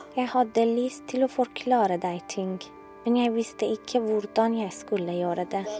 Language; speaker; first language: Norwegian; non-native, learner; Persian